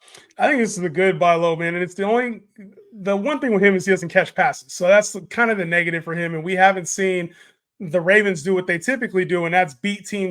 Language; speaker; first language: English; native; English